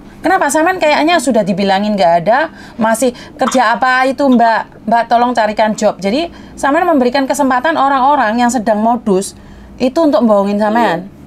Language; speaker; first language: Indonesian; non-native, local second language; Madurese